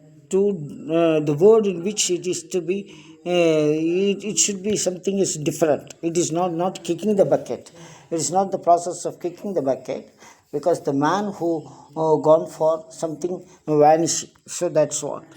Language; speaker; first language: English; non-native, local second language; Tamil